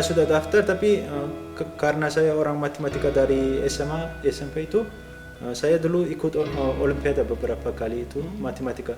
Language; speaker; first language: Indonesian; non-native, fluent; Turkmen